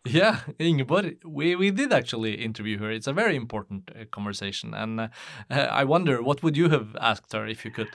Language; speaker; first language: English; non-native, fluent; Norwegian